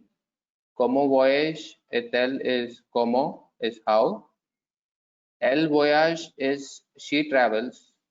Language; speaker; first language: French; non-native, learner; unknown